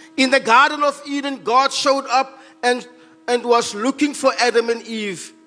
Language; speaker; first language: English; non-native, local second language; Afrikaans